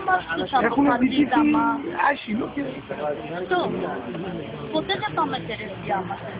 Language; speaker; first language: Greek; non-native, learner; Persian